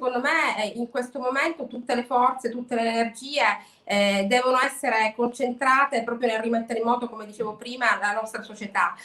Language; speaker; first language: Italian; native; Italian